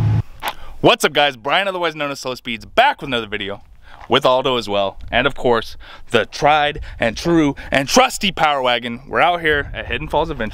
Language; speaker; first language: English; native; English